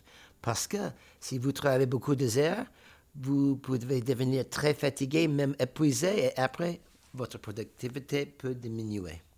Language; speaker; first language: French; non-native, fluent; English